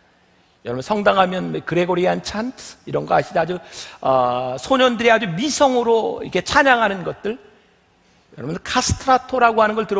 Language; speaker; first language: Korean; native; Korean